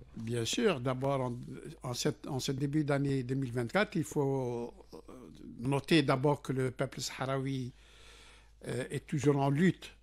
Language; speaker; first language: French; non-native, local second language; Arabic